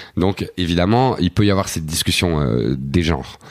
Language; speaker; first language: French; native; French